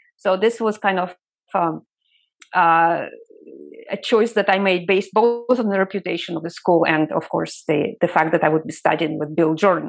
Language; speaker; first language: English; non-native, fluent; Russian